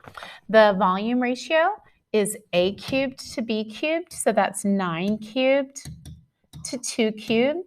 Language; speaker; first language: English; native; English